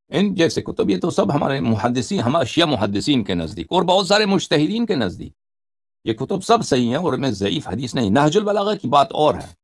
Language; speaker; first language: Urdu; non-native, fluent; Persian